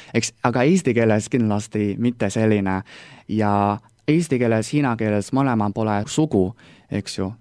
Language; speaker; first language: Estonian; non-native, learner; Chinese